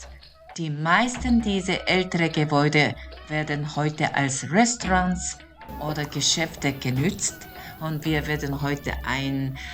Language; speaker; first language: German; non-native, fluent; Korean